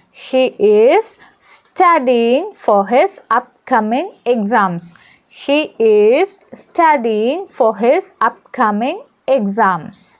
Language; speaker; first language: English; non-native, local second language; Malayalam